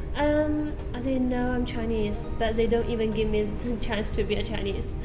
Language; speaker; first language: English; non-native, learner; Chinese